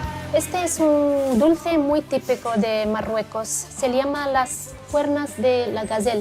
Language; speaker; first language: Spanish; non-native, fluent; Arabic